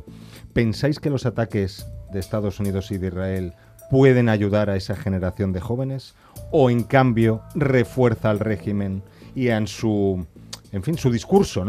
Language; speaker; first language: Spanish; native; Spanish